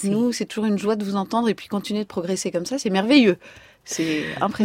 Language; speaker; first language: French; native; French